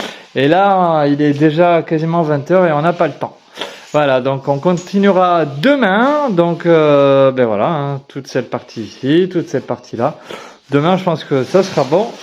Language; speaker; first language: French; native; French